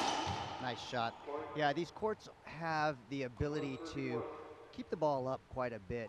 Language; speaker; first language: English; native; English